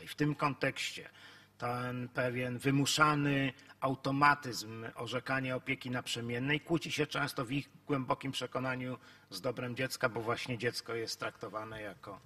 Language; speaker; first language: Polish; native; Polish